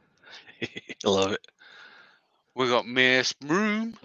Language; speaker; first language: English; native; English